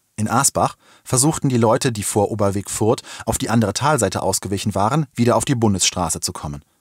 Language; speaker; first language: German; native; German